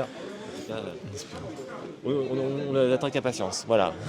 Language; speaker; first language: French; native; French